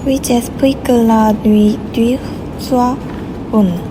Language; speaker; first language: French; non-native, learner; Korean